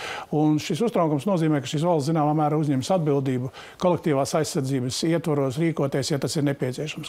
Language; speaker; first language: Latvian; native; Latvian